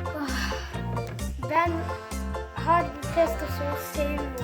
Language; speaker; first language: Turkish; early bilingual, heritage; Turkish